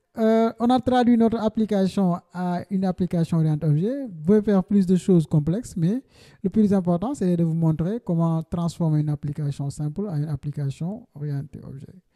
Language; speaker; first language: French; non-native, local second language; Wolof